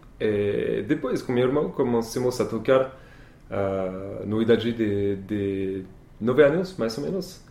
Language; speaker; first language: Portuguese; non-native, learner; French